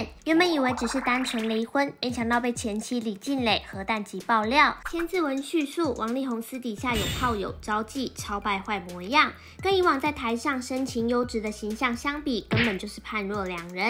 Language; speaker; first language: Chinese; native; Chinese